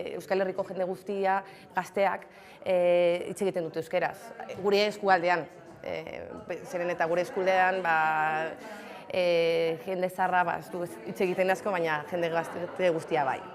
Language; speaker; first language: Basque; non-native, local second language; Spanish